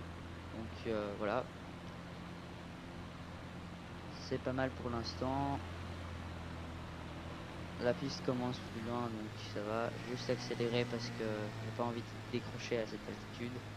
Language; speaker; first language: French; native; French